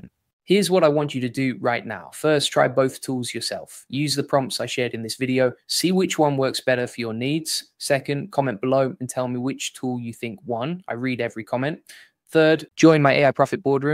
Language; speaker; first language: English; native; English